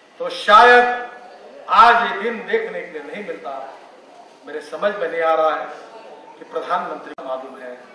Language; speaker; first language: Hindi; non-native, local second language; Marathi